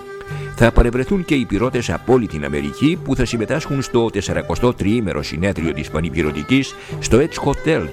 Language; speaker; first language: Greek; native; Greek